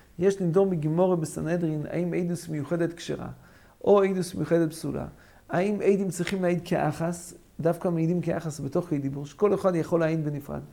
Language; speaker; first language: Hebrew; non-native, fluent; English